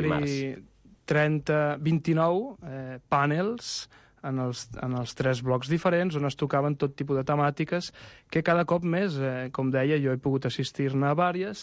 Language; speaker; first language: Catalan; native; Catalan